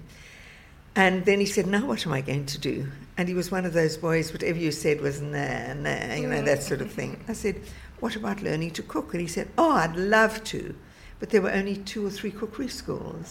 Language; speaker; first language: English; native; English